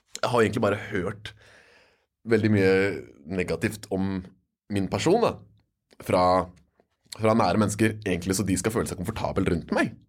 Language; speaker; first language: Norwegian; native; Norwegian